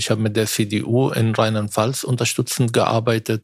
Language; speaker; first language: German; non-native, fluent; Arabic